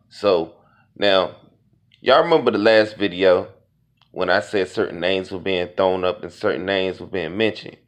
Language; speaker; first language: English; native; English